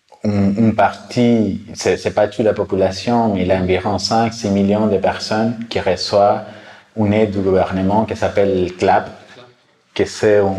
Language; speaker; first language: French; non-native, fluent; Spanish